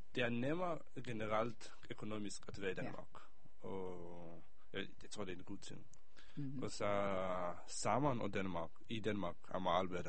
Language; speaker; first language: Danish; early bilingual, other home language; Hebrew